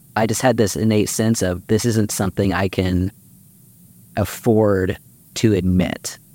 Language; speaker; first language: English; native; English